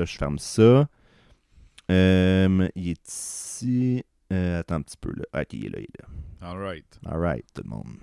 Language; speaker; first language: French; native; French